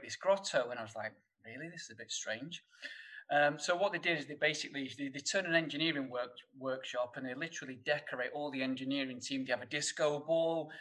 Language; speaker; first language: English; native; English